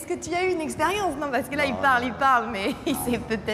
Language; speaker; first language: French; native; French